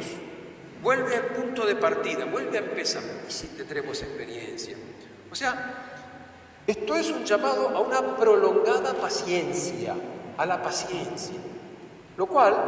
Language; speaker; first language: Spanish; native; Spanish